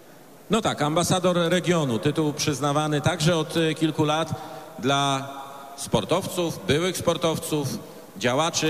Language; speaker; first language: Polish; native; Polish